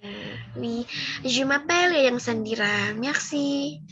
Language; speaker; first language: French; non-native, fluent; Indonesian